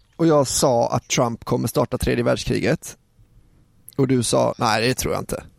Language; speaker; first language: Swedish; native; Swedish